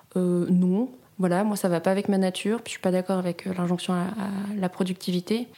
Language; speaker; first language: French; native; French